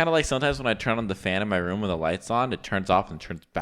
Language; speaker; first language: English; native; English